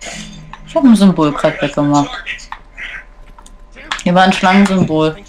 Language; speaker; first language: German; native; German